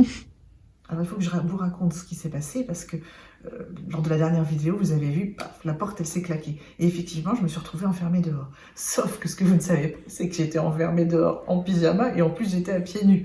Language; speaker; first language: French; native; French